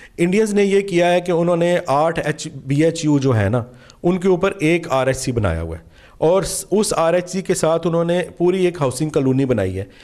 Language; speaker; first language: Urdu; non-native, local second language; Punjabi